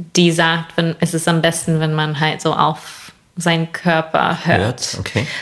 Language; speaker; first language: German; non-native, fluent; English